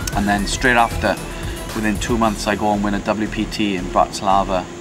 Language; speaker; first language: English; native; English